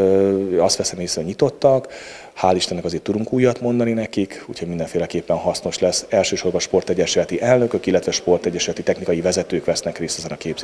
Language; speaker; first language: Hungarian; native; Hungarian